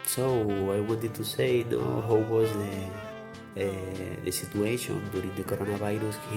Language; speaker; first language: English; non-native, learner; Spanish